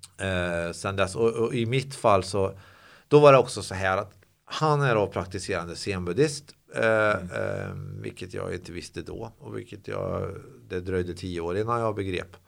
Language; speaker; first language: Swedish; native; Swedish